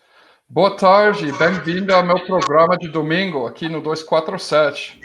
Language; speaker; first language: Portuguese; non-native, fluent; English